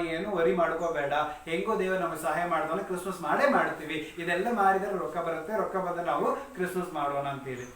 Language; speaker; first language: Kannada; non-native, local second language; Tamil